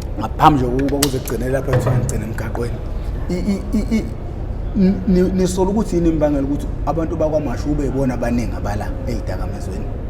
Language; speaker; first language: Zulu; native; Zulu